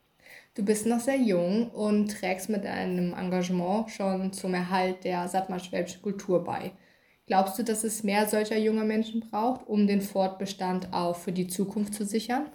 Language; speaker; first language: German; native; German